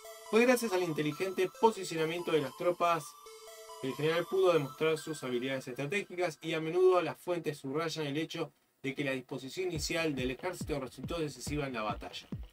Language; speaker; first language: Spanish; native; Spanish